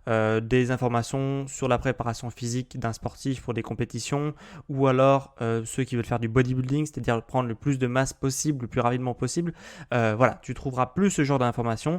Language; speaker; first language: French; native; French